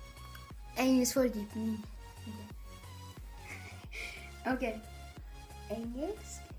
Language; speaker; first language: Norwegian; non-native, fluent; Arabic